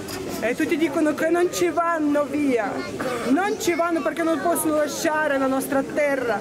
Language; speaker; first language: Italian; non-native, fluent; Ukrainian